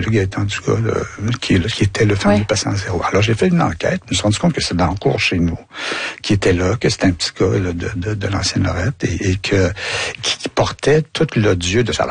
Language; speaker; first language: French; native; French